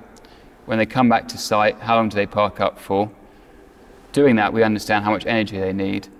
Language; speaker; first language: English; native; English